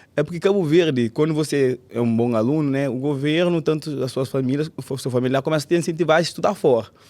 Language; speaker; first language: Portuguese; non-native, local second language; Kabuverdianu